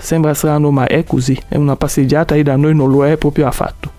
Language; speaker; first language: Italian; non-native, fluent; Bambara